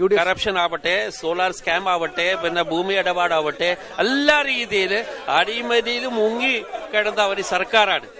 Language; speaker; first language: Malayalam; non-native, local second language; Kannada